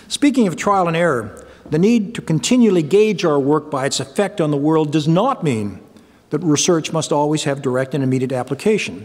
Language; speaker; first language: English; native; English